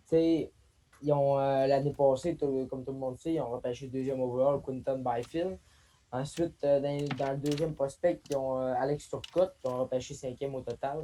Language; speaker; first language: French; native; French